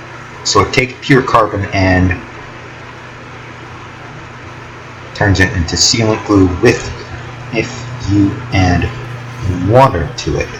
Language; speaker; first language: English; native; English